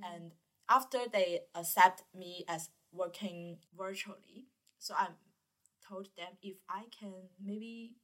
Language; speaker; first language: English; non-native, learner; Chinese